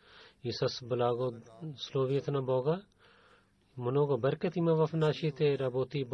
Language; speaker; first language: Bulgarian; non-native, fluent; Urdu